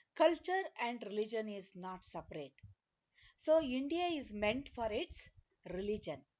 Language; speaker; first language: English; non-native, local second language; Kannada